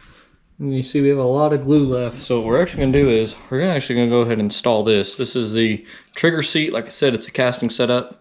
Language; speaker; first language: English; native; English